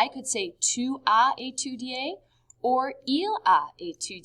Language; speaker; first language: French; non-native, fluent; English